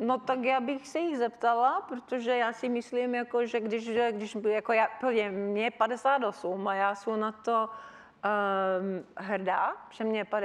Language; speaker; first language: Czech; early bilingual, heritage; Czech